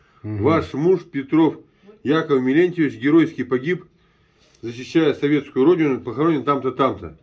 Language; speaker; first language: Russian; native; Russian